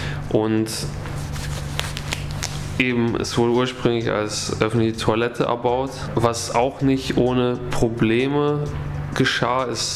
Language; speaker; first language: German; native; German